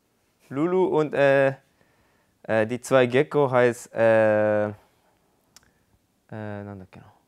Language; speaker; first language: German; non-native, learner; Japanese